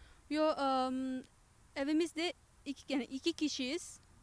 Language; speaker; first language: Turkish; non-native, fluent; Indonesian